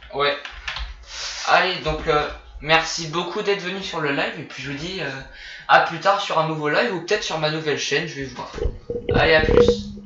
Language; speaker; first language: French; native; French